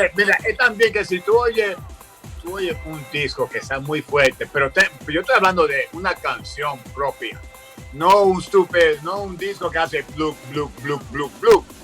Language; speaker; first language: Spanish; early bilingual, heritage; Spanish